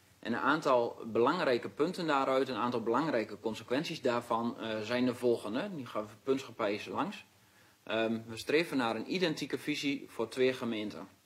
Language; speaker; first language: Dutch; native; Dutch